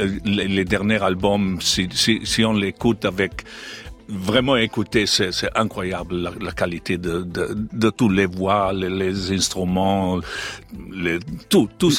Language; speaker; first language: French; non-native, fluent; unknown